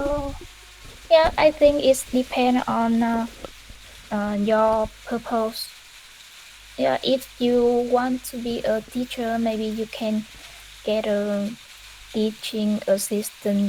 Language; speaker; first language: English; non-native, learner; Vietnamese